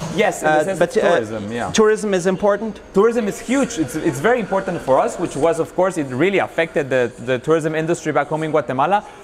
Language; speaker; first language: English; non-native, fluent; Spanish